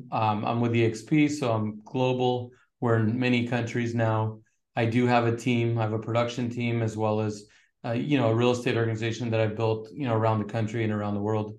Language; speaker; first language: English; native; English